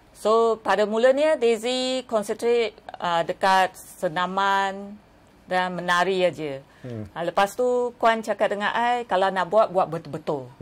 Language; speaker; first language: Malay; non-native, local second language; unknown